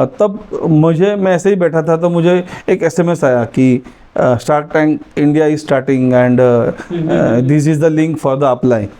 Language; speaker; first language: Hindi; non-native, local second language; Marathi